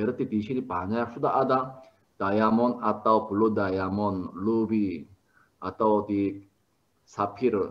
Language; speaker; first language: Indonesian; non-native, learner; Korean